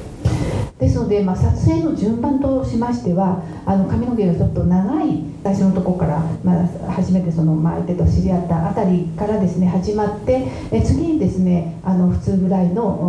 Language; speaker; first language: Japanese; native; Japanese